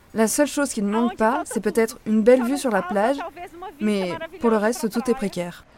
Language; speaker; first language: French; non-native, fluent; Portuguese